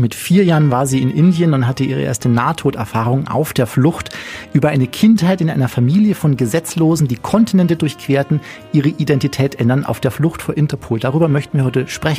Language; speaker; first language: German; native; German